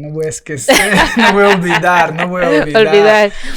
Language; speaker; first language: Spanish; non-native, learner; Portuguese